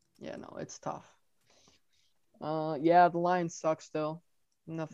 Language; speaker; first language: English; native; English